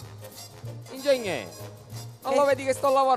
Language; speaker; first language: Italian; native; Italian